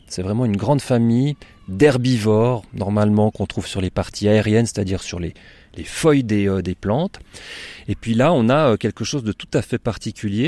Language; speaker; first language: French; native; French